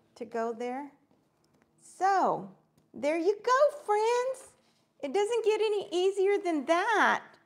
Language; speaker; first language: English; early bilingual, other home language; Spanish